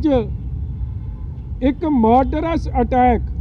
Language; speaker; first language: Hindi; non-native, local second language; Punjabi